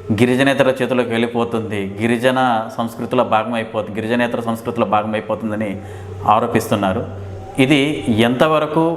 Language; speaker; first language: Telugu; native; Telugu